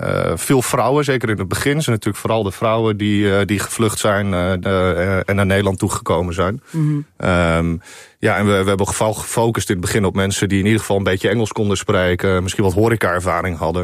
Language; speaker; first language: Dutch; native; Dutch